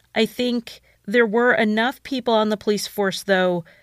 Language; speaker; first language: English; native; English